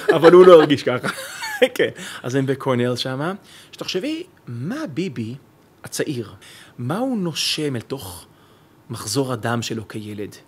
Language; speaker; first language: Hebrew; native; Hebrew